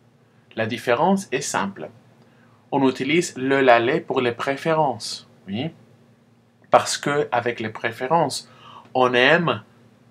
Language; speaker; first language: French; non-native, fluent; Spanish